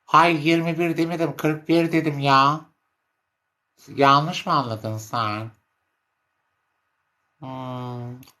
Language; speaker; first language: Turkish; non-native, learner; Arabic